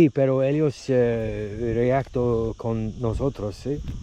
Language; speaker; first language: Spanish; non-native, learner; English